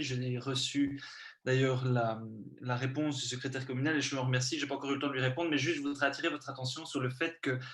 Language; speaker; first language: French; native; French